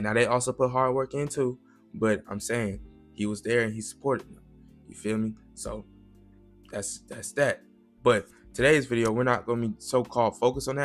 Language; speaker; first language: English; native; English